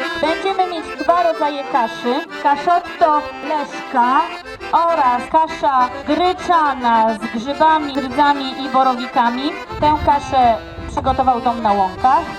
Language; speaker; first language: Polish; native; Polish